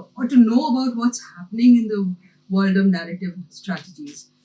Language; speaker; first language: English; non-native, local second language; Hindi